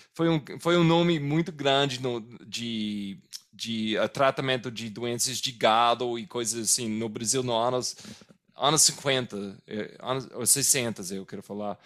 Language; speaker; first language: Portuguese; non-native, fluent; English